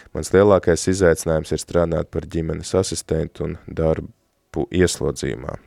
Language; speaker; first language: Latvian; native; Latvian